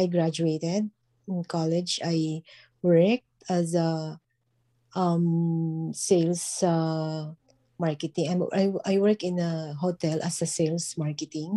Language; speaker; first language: English; non-native, local second language; Filipino